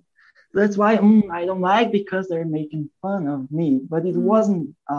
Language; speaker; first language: English; non-native, fluent; Portuguese